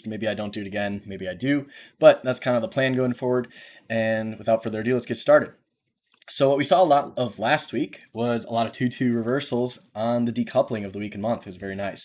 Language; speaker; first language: English; native; English